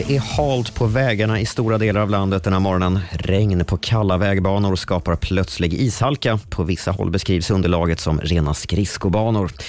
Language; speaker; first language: Swedish; native; Swedish